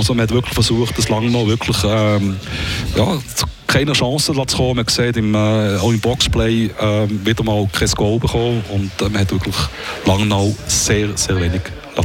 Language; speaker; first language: German; native; German